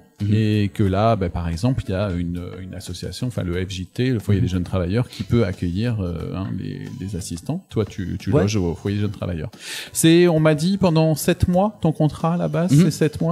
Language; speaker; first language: French; native; French